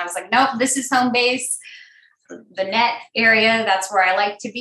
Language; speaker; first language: English; native; English